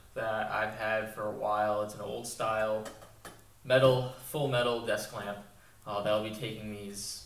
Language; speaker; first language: English; native; English